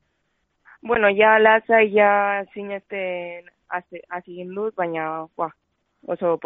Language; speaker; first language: Basque; non-native, local second language; Spanish